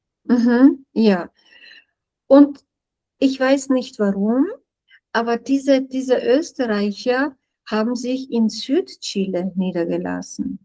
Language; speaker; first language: German; non-native, fluent; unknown